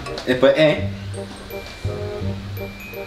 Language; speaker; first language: Spanish; early bilingual, heritage; Spanish